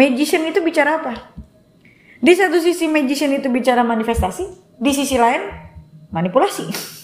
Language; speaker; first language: Indonesian; native; Indonesian